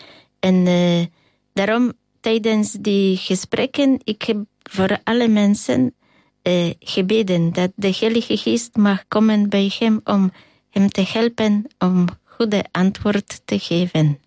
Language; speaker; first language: Dutch; non-native, fluent; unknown